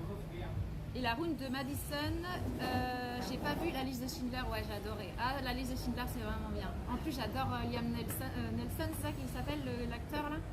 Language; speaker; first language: French; native; French